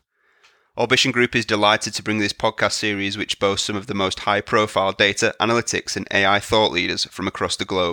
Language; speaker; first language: English; native; English